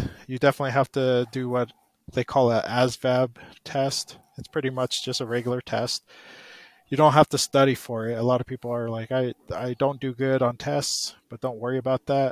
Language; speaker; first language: English; native; English